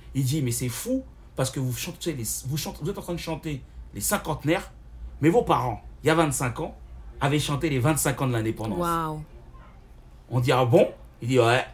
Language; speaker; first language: French; native; French